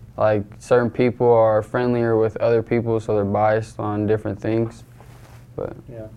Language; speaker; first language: English; native; English